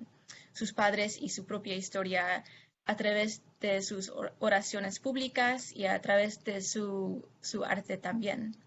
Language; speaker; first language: Spanish; non-native, fluent; English